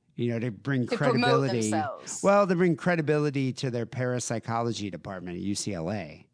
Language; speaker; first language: English; native; English